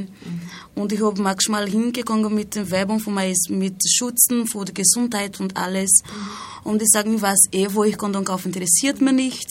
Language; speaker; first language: German; non-native, learner; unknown